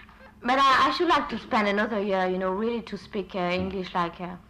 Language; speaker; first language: English; non-native, fluent; French